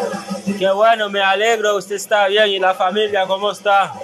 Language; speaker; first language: Spanish; non-native, learner; Haitian Creole